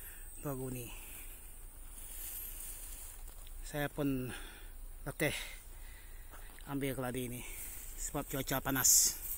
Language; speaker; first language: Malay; non-native, local second language; Iban